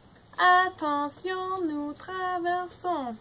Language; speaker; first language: French; non-native, fluent; English